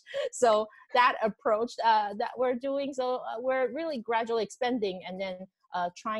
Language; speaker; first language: English; non-native, fluent; Chinese